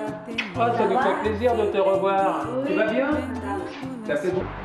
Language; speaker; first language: French; native; French